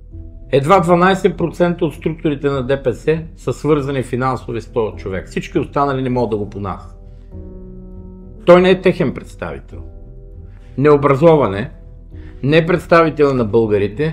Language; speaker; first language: Bulgarian; native; Bulgarian